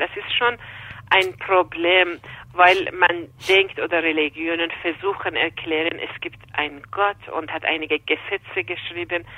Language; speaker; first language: German; non-native, fluent; Persian